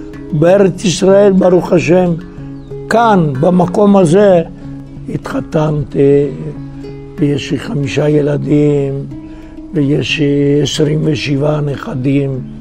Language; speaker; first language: Hebrew; non-native, fluent; Italian